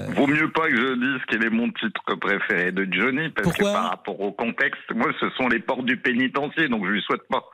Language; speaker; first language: French; native; French